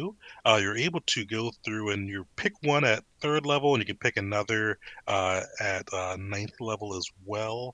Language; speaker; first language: English; native; English